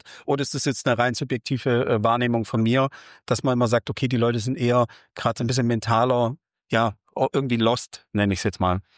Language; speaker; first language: German; native; German